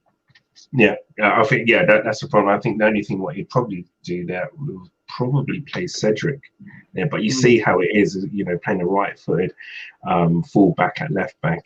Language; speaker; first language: English; native; English